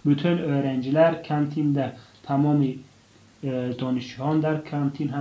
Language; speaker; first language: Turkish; non-native, fluent; Tajik